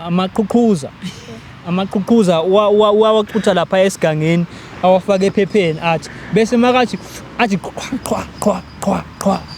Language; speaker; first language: Zulu; non-native, local second language; Southern Sotho